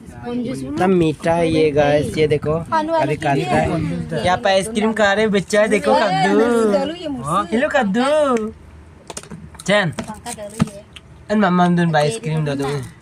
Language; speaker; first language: Hindi; non-native, local second language; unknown